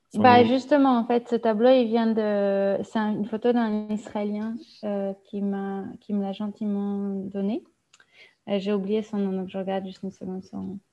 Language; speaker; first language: French; non-native, fluent; Hebrew